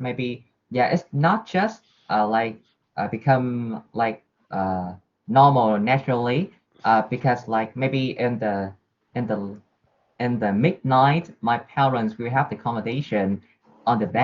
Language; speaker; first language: English; non-native, learner; Vietnamese